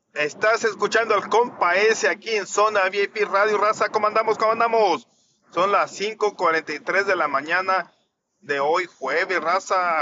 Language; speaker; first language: Spanish; native; Spanish